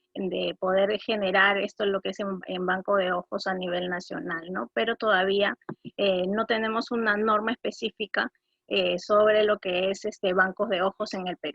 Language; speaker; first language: Spanish; native; Spanish